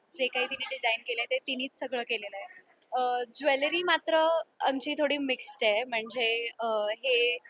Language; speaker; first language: Marathi; native; Marathi